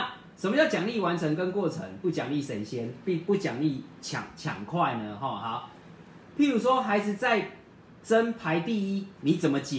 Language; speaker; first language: Chinese; native; Chinese